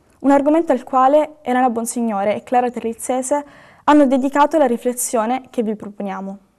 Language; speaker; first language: Italian; native; Italian